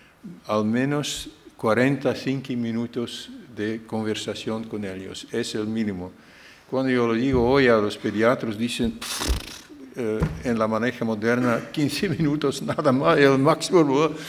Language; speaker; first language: Spanish; non-native, fluent; Dutch